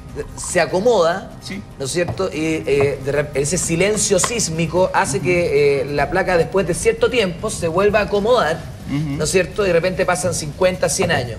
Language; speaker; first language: Spanish; native; Spanish